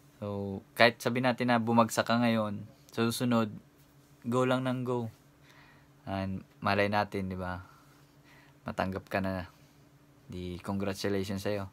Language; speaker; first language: Filipino; non-native, local second language; Cebuano